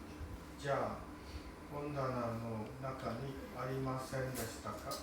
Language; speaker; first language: Japanese; non-native, learner; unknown